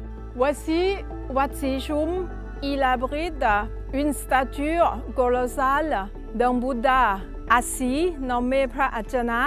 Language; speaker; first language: French; non-native, fluent; Thai